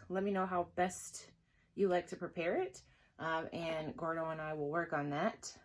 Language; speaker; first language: English; native; English